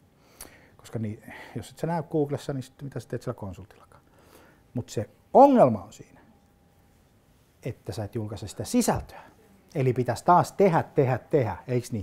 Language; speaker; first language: Finnish; native; Finnish